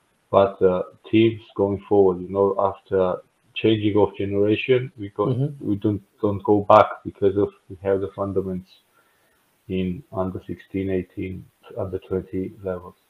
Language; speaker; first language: English; non-native, fluent; Georgian